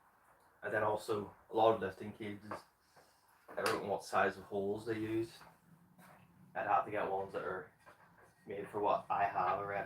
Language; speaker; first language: English; native; English